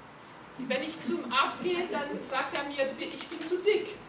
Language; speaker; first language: German; non-native, fluent; Hungarian